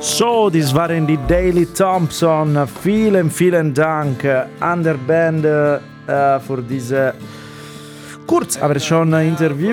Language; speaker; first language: German; non-native, learner; Italian